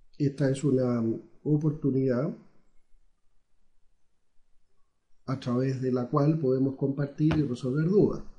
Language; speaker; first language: Spanish; native; Spanish